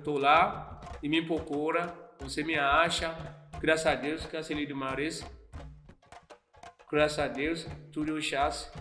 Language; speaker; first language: Portuguese; non-native, learner; Yoruba